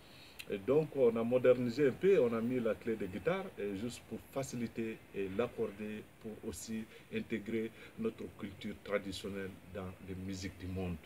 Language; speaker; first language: French; non-native, local second language; Bambara